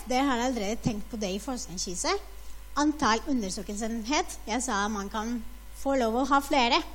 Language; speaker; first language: Norwegian; non-native, fluent; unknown